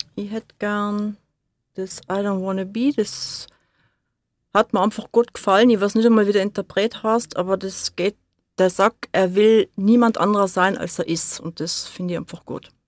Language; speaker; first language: German; native; German